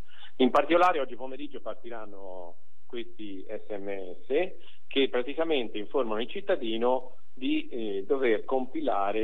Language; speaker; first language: Italian; native; Italian